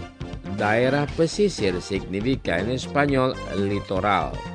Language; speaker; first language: Spanish; non-native, fluent; Indonesian